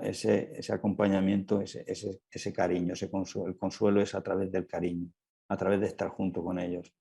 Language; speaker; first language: Spanish; native; Spanish